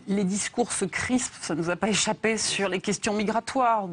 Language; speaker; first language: French; native; French